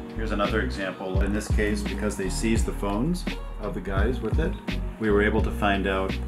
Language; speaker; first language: English; native; English